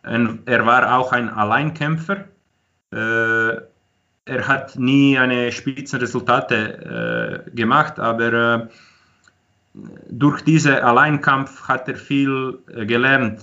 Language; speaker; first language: German; non-native, fluent; Croatian